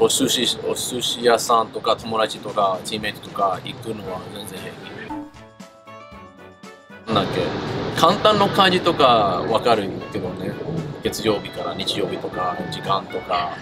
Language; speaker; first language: Japanese; early bilingual, heritage; English